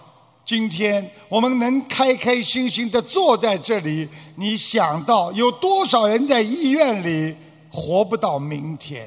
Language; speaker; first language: Chinese; native; Chinese